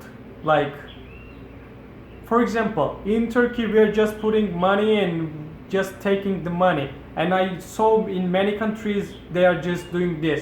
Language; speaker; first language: English; non-native, fluent; Turkish